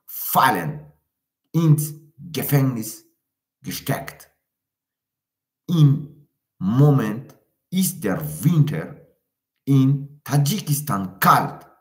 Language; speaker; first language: German; non-native, learner; Tajik